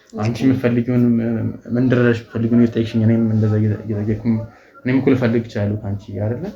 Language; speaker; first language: Amharic; native; Amharic